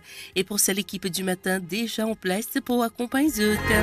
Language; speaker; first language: French; non-native, local second language; Morisyen